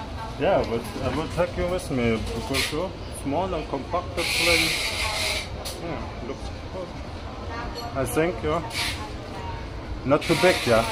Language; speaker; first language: English; non-native, learner; German